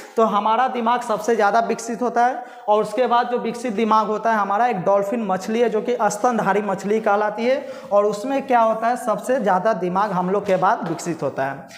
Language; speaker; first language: Hindi; native; Hindi